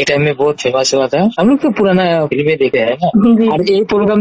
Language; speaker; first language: Hindi; non-native, local second language; Bangla